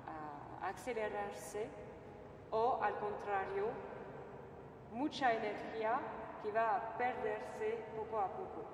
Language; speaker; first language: Spanish; non-native, fluent; French